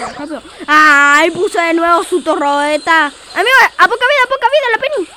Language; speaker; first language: Spanish; native; Spanish